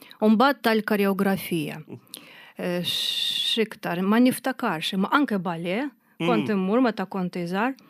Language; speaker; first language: Maltese; non-native, fluent; Russian